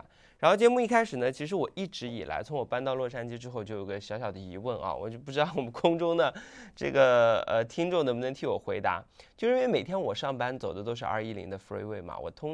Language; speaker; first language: Chinese; native; Chinese